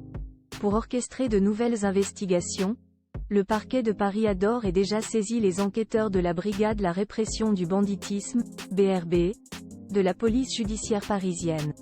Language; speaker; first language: French; native; French